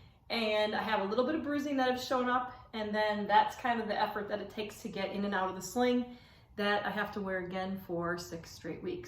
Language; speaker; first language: English; native; English